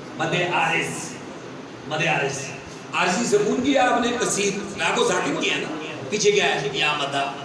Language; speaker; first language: Urdu; non-native, local second language; Punjabi